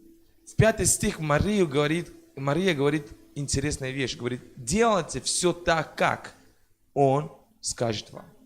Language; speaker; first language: Russian; non-native, fluent; French